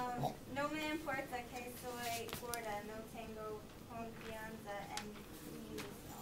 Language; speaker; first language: Spanish; non-native, learner; English